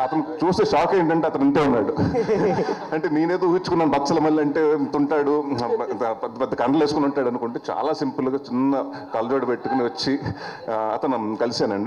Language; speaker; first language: Telugu; native; Telugu